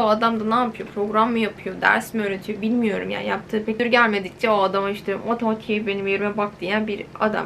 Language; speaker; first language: Turkish; native; Turkish